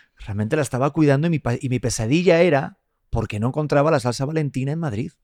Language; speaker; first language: Spanish; native; Spanish